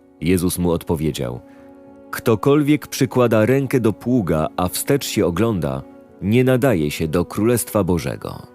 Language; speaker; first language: Polish; native; Polish